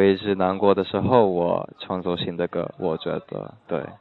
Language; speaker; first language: Chinese; non-native, learner; English